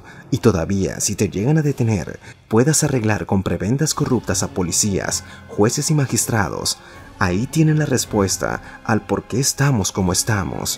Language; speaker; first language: Spanish; native; Spanish